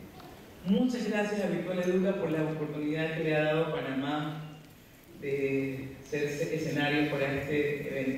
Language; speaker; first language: Spanish; native; Spanish